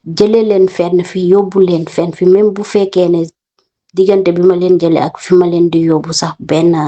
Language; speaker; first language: Wolof; non-native, local second language; Serer